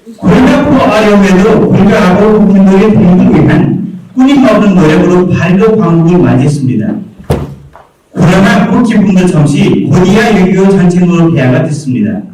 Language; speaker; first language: Korean; non-native, fluent; Nepali